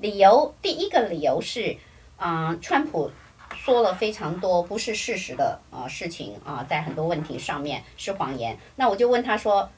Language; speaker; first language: Chinese; native; Chinese